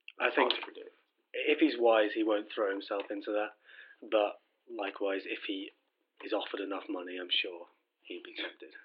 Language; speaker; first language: English; native; English